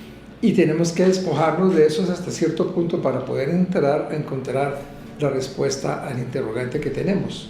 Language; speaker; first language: Spanish; native; Spanish